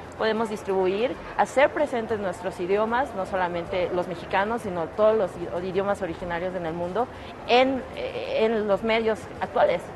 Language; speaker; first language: Spanish; non-native, local second language; Yucateco